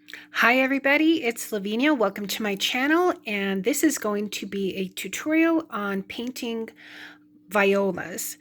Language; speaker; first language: English; native; English